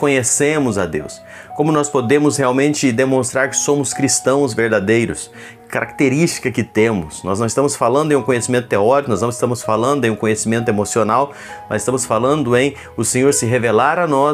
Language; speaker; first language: Portuguese; native; Portuguese